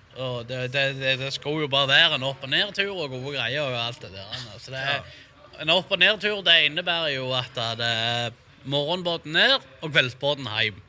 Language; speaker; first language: Norwegian; native; Norwegian